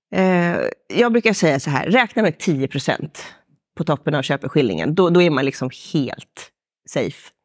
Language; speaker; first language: Swedish; native; Swedish